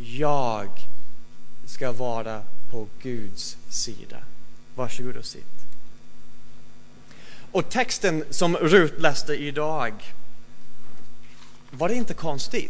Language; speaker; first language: Swedish; non-native, fluent; English